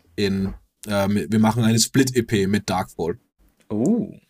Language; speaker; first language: German; non-native, fluent; Danish